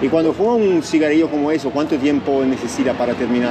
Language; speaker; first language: Spanish; non-native, learner; Italian